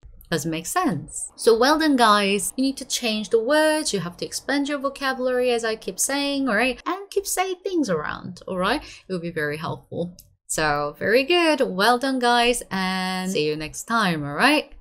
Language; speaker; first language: English; non-native, fluent; Korean